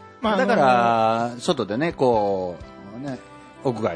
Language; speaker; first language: Japanese; native; Japanese